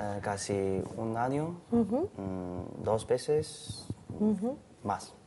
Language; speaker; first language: Spanish; non-native, learner; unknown